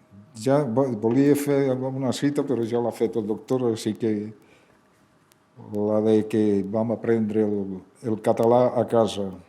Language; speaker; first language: Catalan; early bilingual, heritage; Catalan